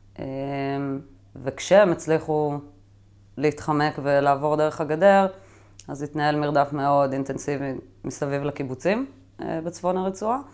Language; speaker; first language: Hebrew; native; Hebrew